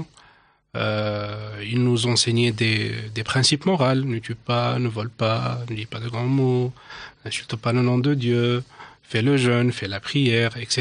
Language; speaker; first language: French; non-native, local second language; Arabic